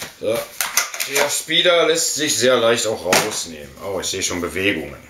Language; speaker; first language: German; native; German